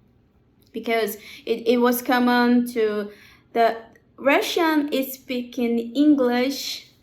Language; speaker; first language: English; non-native, learner; Portuguese